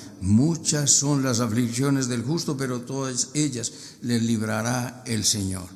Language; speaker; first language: Spanish; native; Spanish